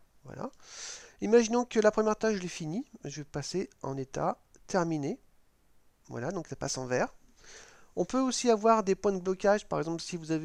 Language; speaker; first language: French; native; French